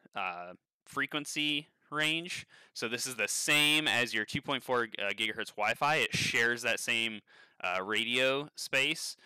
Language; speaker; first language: English; native; English